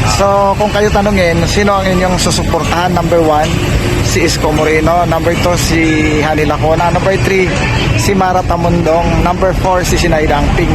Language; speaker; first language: Filipino; native; Filipino